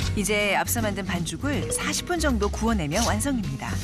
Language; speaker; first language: Korean; native; Korean